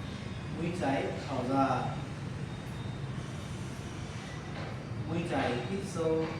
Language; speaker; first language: Vietnamese; non-native, learner; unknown